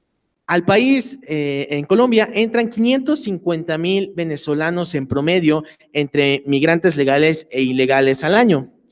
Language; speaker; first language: Spanish; native; Spanish